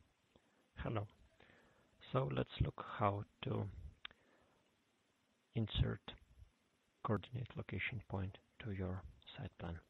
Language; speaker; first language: English; non-native, fluent; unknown